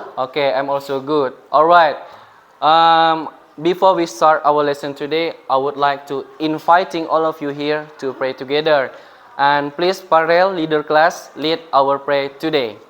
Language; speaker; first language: English; non-native, fluent; Indonesian